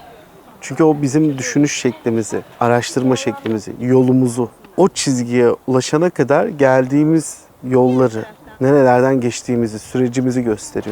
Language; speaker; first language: Turkish; native; Turkish